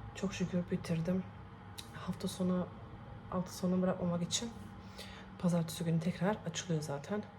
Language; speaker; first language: Turkish; early bilingual, heritage; Turkish